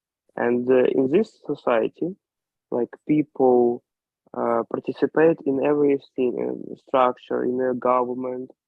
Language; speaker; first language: English; non-native, learner; Ukrainian